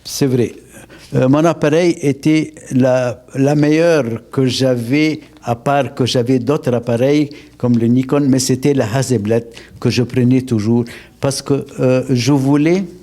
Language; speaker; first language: French; non-native, local second language; Arabic